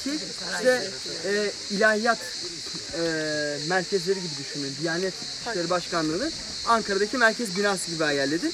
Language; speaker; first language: Turkish; native; Turkish